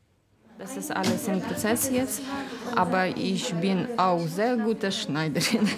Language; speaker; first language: German; non-native, learner; Ukrainian